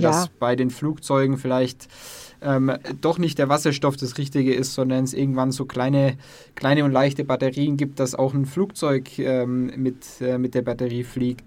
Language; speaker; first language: German; native; German